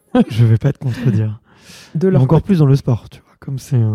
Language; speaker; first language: French; native; French